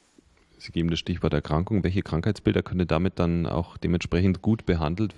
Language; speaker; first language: German; native; German